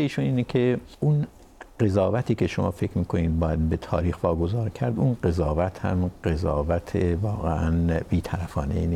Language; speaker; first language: Persian; native; Persian